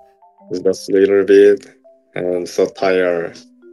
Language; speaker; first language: English; non-native, learner; Korean